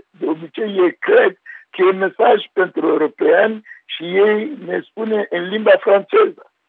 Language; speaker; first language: Romanian; non-native, fluent; Sango